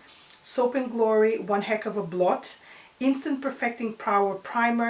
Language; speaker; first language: English; non-native, fluent; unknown